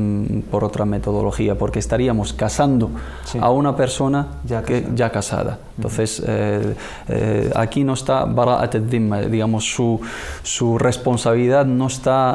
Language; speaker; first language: Spanish; native; Spanish